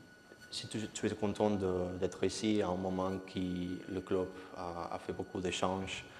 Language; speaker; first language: French; non-native, learner; Spanish